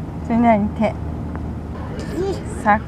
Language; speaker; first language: Japanese; native; Japanese